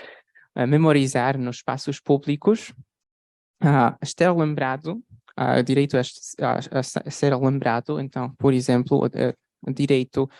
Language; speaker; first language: Portuguese; non-native, fluent; Polish